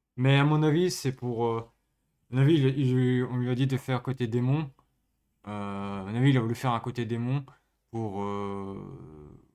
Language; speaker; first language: French; native; French